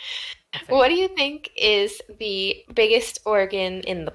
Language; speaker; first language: English; native; English